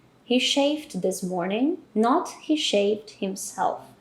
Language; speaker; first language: English; non-native, fluent; Ukrainian